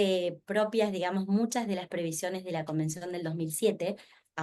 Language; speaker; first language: Spanish; native; Spanish